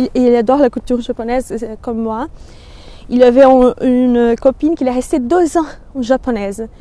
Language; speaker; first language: French; non-native, fluent; Portuguese